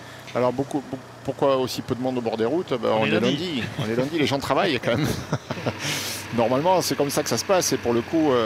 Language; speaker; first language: French; native; French